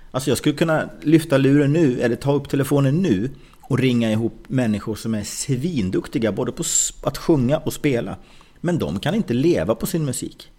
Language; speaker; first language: Swedish; native; Swedish